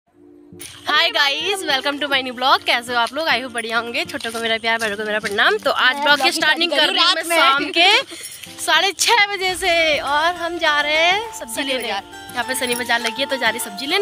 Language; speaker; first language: Hindi; native; Hindi